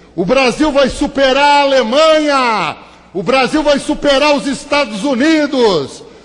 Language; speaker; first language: Portuguese; native; Portuguese